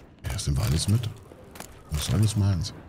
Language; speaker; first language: German; native; German